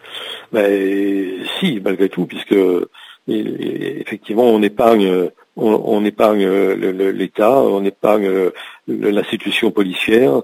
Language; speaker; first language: French; native; French